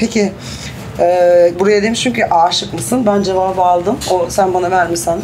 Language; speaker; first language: Turkish; native; Turkish